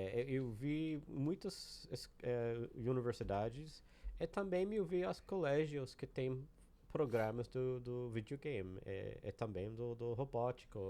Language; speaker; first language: Portuguese; non-native, learner; English